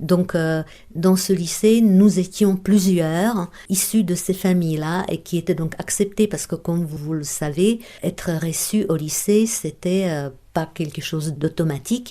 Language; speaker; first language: French; non-native, fluent; Czech